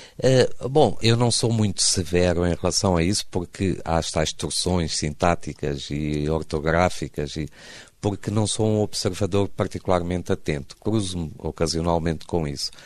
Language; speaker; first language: Portuguese; native; Portuguese